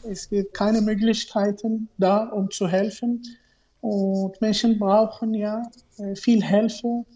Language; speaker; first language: German; non-native, learner; Arabic